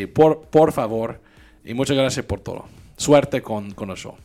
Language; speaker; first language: Spanish; non-native, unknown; English